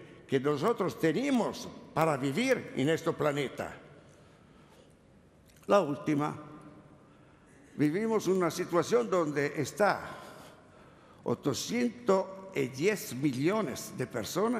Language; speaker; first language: Spanish; non-native, learner; Italian